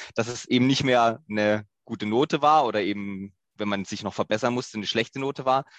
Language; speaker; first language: German; native; German